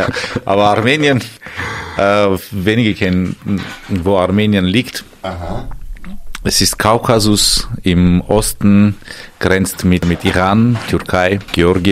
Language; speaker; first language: German; non-native, fluent; Armenian